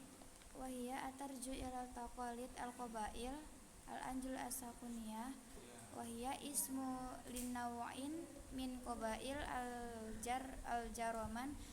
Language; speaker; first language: Arabic; non-native, learner; Indonesian